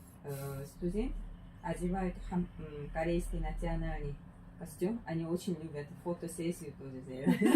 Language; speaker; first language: Russian; non-native, fluent; Korean